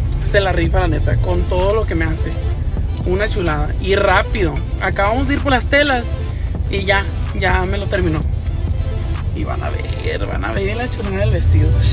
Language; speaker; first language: Spanish; early bilingual, heritage; Spanish